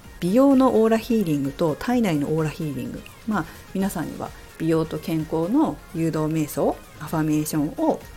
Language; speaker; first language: Japanese; native; Japanese